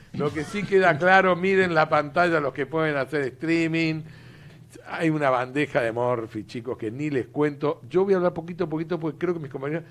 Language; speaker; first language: Spanish; native; Spanish